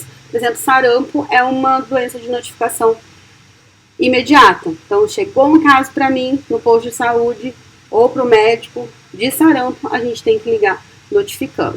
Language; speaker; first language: Portuguese; native; Portuguese